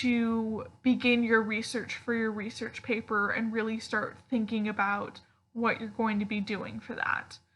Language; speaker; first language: English; native; English